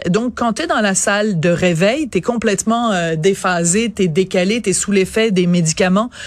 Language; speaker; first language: French; native; French